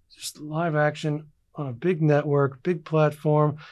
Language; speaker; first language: English; native; English